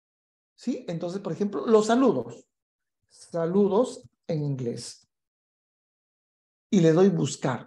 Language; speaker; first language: Spanish; native; Spanish